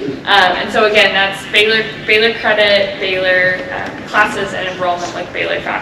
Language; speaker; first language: English; native; English